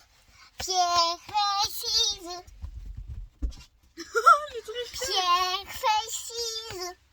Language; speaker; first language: French; native; French